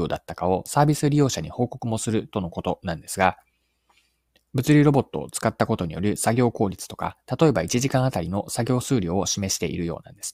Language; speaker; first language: Japanese; native; Japanese